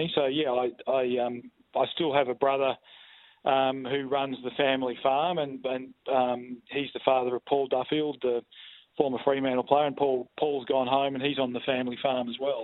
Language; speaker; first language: English; native; English